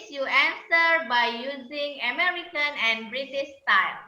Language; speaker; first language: English; non-native, fluent; Indonesian